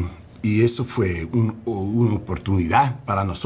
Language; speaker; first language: Spanish; non-native, learner; English